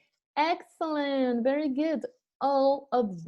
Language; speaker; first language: English; non-native, fluent; Spanish